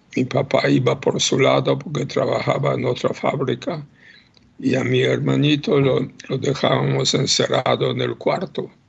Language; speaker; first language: Spanish; non-native, fluent; Polish